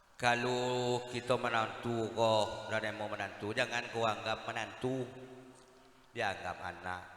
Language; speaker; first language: Malay; native; Malay